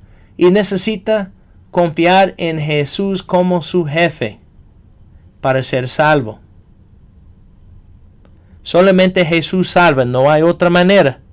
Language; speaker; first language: Spanish; non-native, fluent; English